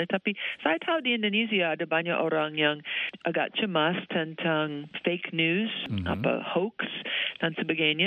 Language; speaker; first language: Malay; non-native, fluent; English